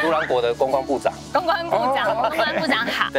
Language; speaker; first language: Chinese; native; Chinese